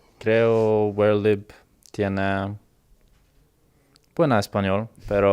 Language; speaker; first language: Spanish; non-native, learner; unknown